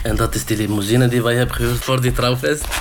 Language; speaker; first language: Dutch; non-native, learner; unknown